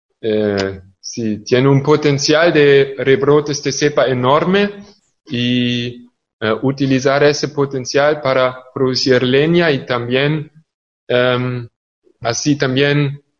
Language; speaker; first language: Spanish; non-native, fluent; German